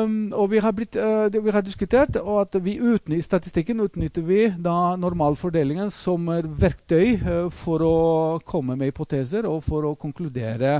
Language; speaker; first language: Norwegian; non-native, fluent; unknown